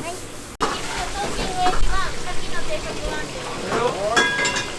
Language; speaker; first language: Japanese; native; Japanese